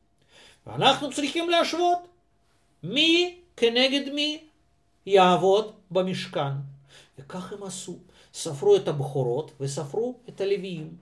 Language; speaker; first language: Hebrew; non-native, fluent; Russian